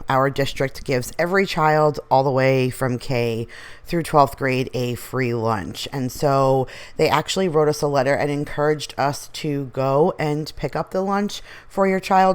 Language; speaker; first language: English; native; English